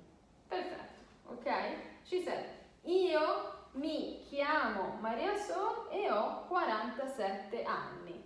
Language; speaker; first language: Italian; non-native, fluent; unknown